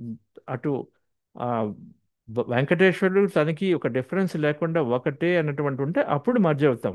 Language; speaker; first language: Telugu; native; Telugu